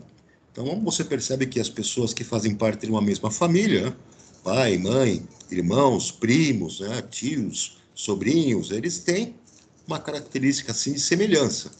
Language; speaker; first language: Portuguese; native; Portuguese